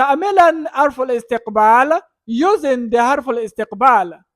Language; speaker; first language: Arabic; non-native, fluent; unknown